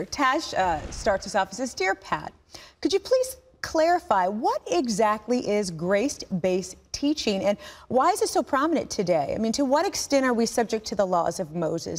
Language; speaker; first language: English; native; English